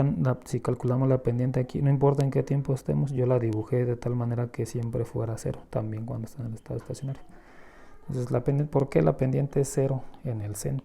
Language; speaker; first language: Spanish; native; Spanish